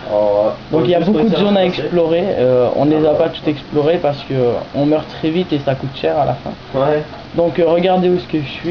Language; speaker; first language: French; native; French